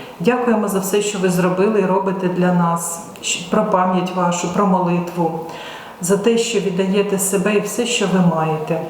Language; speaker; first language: Ukrainian; native; Ukrainian